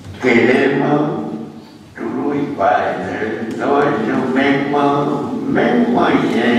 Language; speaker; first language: Portuguese; non-native, local second language; Kayapó